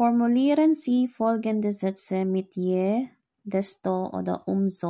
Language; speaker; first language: German; non-native, learner; Filipino